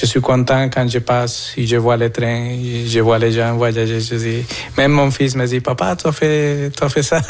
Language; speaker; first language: French; non-native, fluent; Spanish